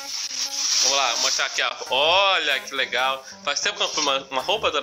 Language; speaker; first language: Portuguese; native; Portuguese